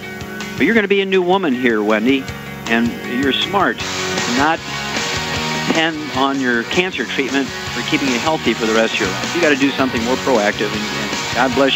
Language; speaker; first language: English; native; English